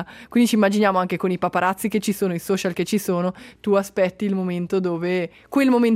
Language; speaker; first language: Italian; native; Italian